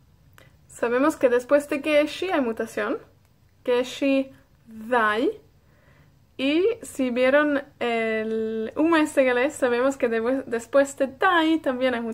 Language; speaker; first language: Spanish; non-native, fluent; Welsh